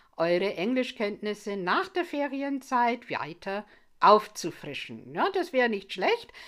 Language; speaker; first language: German; non-native, fluent; English